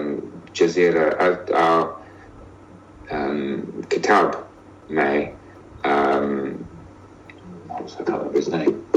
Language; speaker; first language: Hindi; non-native, learner; English